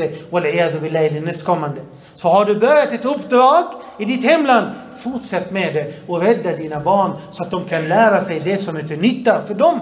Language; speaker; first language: Swedish; early bilingual, other home language; Arabic